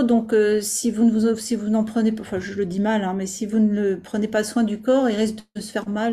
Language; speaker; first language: French; native; French